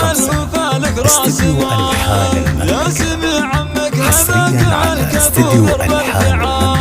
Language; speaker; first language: Arabic; native; Arabic